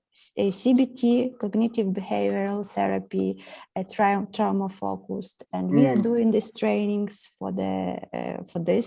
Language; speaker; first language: English; non-native, fluent; Ukrainian